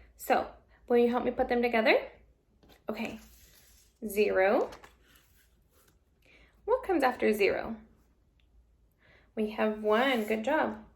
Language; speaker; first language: English; native; English